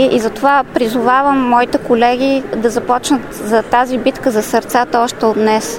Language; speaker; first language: Bulgarian; native; Bulgarian